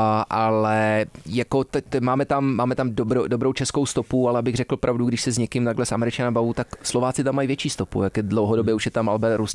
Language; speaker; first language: Czech; early bilingual, heritage; Czech